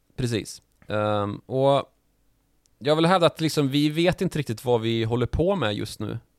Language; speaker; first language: Swedish; native; Swedish